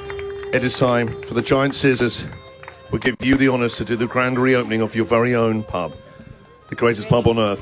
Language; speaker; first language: English; native; English